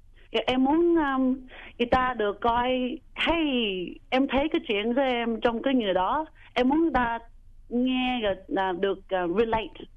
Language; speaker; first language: Vietnamese; early bilingual, heritage; Vietnamese